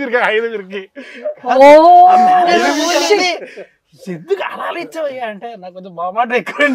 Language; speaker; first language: Telugu; native; Telugu